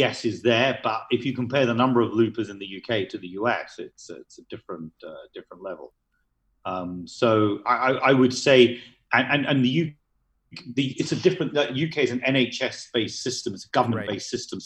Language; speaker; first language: English; native; English